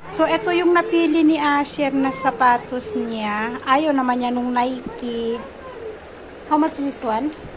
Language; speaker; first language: Filipino; native; Filipino